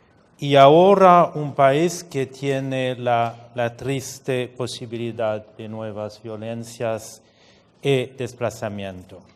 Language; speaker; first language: Spanish; non-native, fluent; French